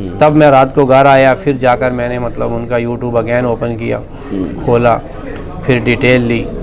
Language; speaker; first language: Urdu; non-native, local second language; Punjabi